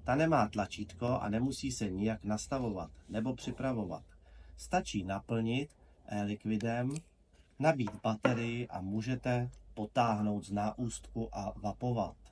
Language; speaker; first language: Czech; native; Czech